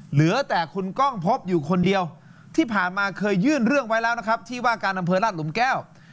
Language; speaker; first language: Thai; native; Thai